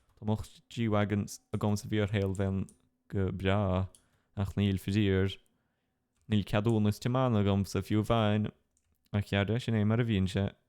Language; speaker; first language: Irish; non-native, local second language; English